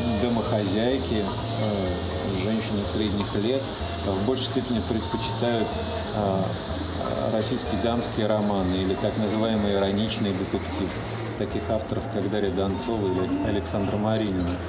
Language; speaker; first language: Russian; native; Russian